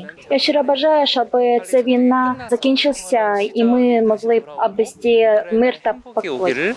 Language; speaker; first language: Ukrainian; non-native, learner; Korean